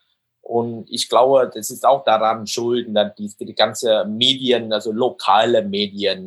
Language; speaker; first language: German; non-native, fluent; Vietnamese